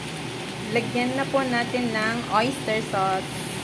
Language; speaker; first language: Filipino; native; Filipino